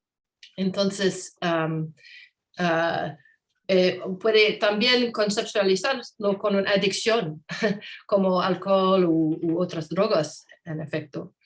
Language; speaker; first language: Spanish; non-native, learner; English